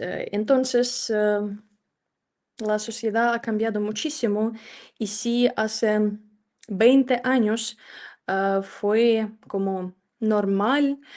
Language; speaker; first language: Spanish; non-native, fluent; Ukrainian